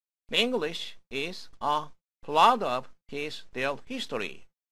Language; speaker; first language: English; non-native, fluent; Korean